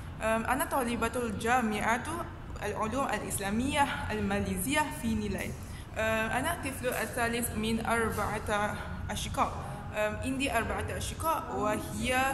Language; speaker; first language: Arabic; non-native, learner; Malay